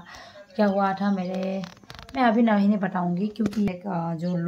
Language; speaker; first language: Hindi; non-native, local second language; Assamese